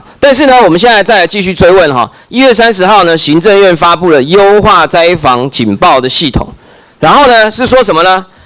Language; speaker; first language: Chinese; native; Chinese